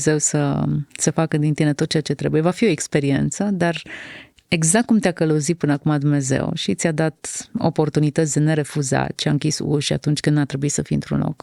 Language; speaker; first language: Romanian; native; Romanian